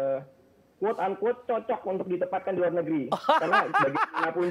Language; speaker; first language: Indonesian; native; Indonesian